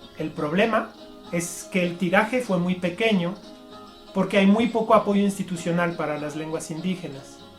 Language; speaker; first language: Spanish; non-native, fluent; French